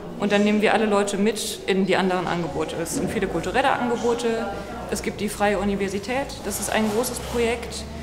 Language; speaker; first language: German; native; German